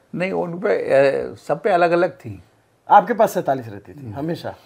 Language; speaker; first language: Hindi; native; Hindi